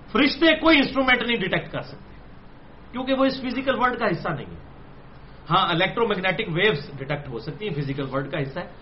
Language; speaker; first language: Urdu; non-native, local second language; Punjabi